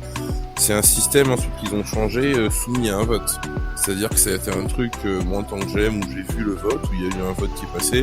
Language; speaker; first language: French; native; French